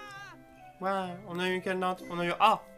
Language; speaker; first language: French; native; French